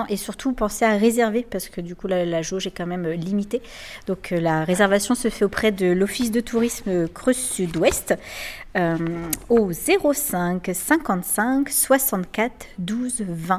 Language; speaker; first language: French; native; French